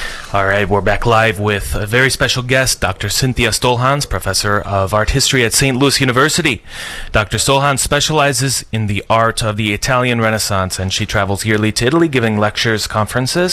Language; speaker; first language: English; native; English